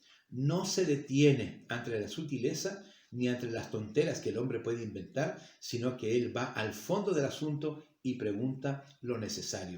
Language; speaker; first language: Spanish; native; Spanish